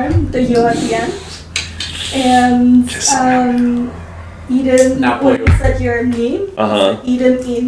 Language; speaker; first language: English; early bilingual, other home language; Korean